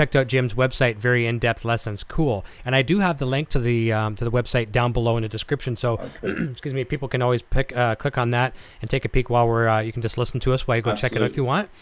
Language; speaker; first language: English; native; English